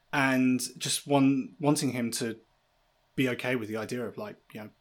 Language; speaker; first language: English; native; English